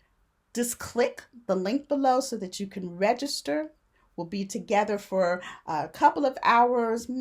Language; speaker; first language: English; native; English